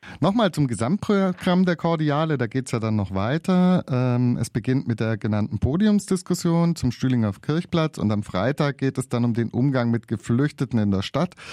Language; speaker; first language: German; native; German